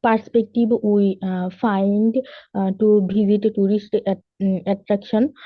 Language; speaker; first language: English; non-native, local second language; Bangla